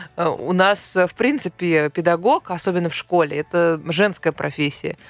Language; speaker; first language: Russian; native; Russian